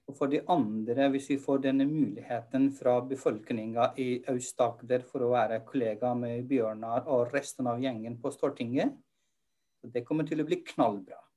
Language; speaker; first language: Norwegian; non-native, fluent; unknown